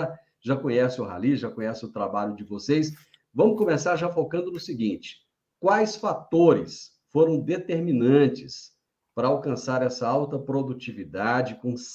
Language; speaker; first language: Portuguese; native; Portuguese